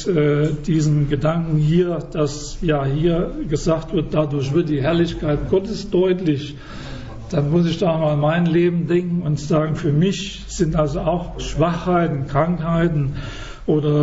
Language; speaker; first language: German; native; German